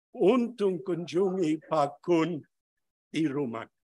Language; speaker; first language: Indonesian; non-native, fluent; English